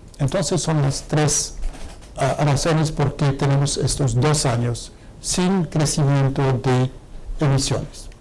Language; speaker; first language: Spanish; non-native, fluent; Arabic